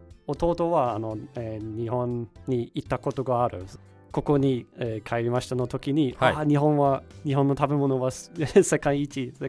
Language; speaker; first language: Japanese; non-native, learner; Danish